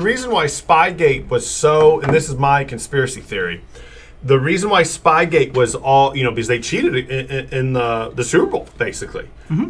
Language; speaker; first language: English; native; English